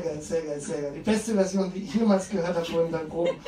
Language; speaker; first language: German; native; German